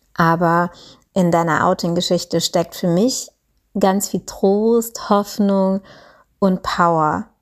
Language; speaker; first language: German; native; German